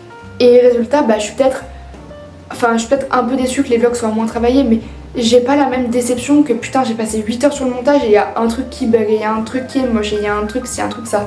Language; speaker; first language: French; native; French